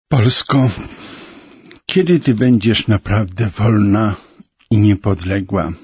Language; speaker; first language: Polish; native; Polish